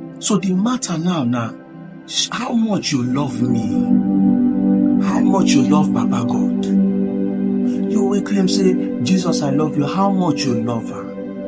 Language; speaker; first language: Nigerian Pidgin; non-native, local second language; Igbo